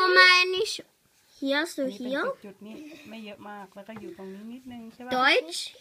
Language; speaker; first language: German; non-native, learner; Thai